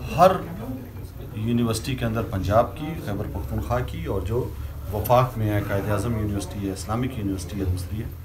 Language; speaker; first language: Urdu; non-native, local second language; Pashto